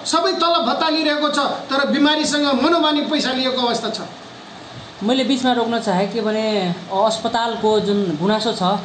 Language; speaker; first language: Nepali; non-native, local second language; Maithili